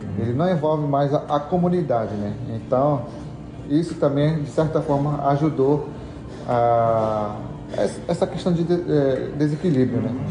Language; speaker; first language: Portuguese; non-native, local second language; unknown